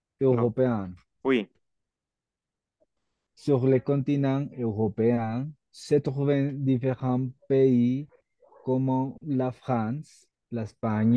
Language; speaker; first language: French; non-native, learner; Spanish